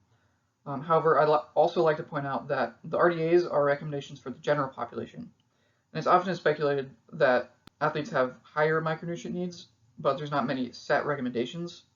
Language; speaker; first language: English; native; English